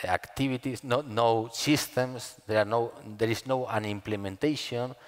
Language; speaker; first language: English; non-native, fluent; Spanish